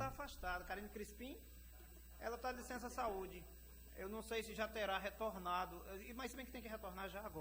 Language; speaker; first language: Portuguese; native; Portuguese